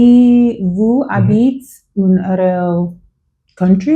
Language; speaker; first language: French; non-native, learner; English